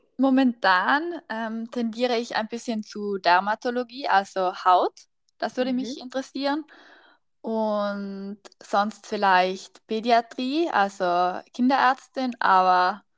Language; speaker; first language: German; native; German